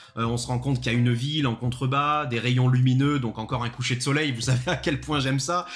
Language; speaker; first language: French; native; French